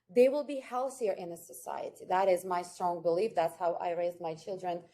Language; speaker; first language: English; non-native, fluent; Ukrainian